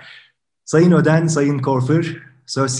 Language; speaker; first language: Turkish; native; Turkish